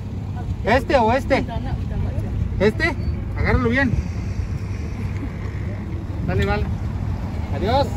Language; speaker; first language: Spanish; native; Spanish